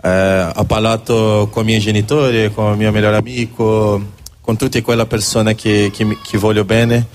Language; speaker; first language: Italian; non-native, learner; Portuguese